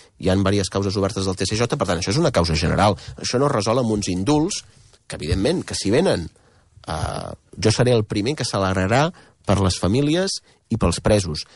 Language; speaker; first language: Catalan; native; Catalan